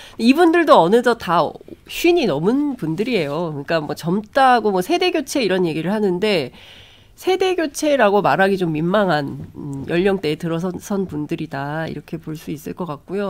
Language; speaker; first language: Korean; native; Korean